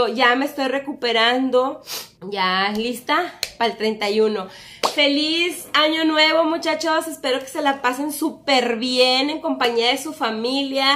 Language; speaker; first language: Spanish; native; Spanish